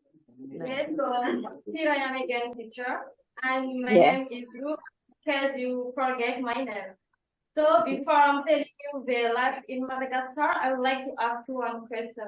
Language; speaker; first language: English; non-native, learner; Malagasy